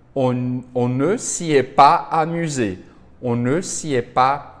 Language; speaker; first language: French; non-native, fluent; Portuguese